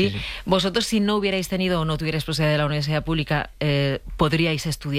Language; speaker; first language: Spanish; native; Spanish